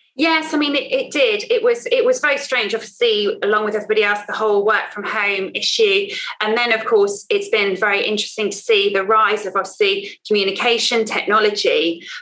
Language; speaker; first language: English; native; English